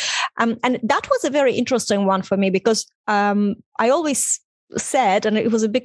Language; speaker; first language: English; non-native, fluent; Russian